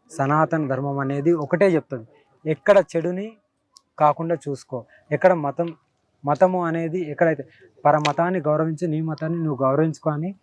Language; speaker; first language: Telugu; native; Telugu